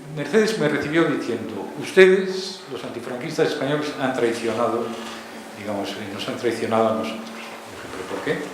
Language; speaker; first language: Spanish; native; Spanish